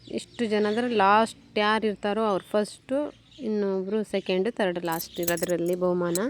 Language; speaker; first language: Kannada; non-native, local second language; Urdu